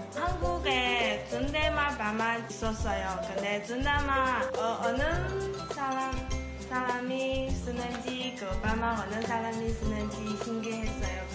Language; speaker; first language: Korean; non-native, learner; Chinese